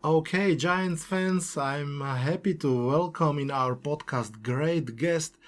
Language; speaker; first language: English; non-native, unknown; Slovak